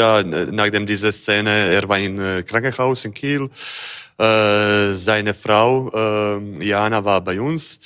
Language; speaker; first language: German; non-native, learner; Croatian